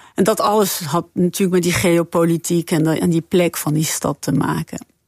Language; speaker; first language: Dutch; non-native, fluent; French